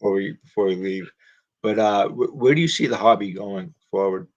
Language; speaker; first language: English; native; English